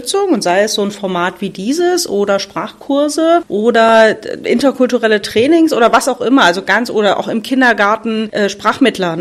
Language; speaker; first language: German; native; German